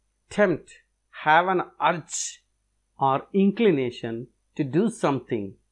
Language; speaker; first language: English; non-native, local second language; Telugu